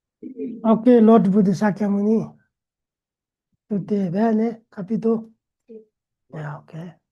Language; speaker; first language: Italian; non-native, learner; Tibetan